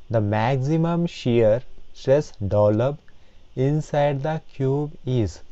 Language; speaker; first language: English; non-native, local second language; Telugu